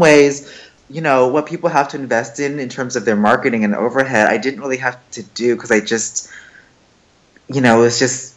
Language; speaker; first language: English; early bilingual, other home language; Chinese